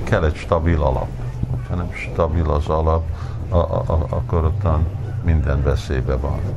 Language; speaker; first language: Hungarian; early bilingual, heritage; Hungarian